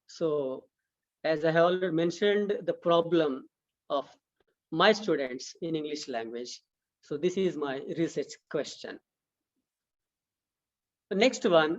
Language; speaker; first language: English; non-native, local second language; Telugu